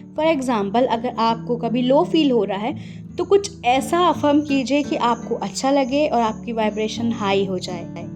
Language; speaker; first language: Hindi; native; Hindi